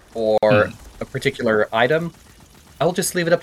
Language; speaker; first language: English; native; English